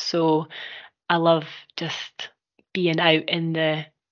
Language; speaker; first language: English; native; English